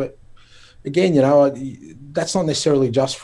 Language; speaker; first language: English; native; English